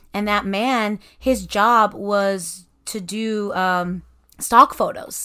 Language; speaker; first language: English; native; English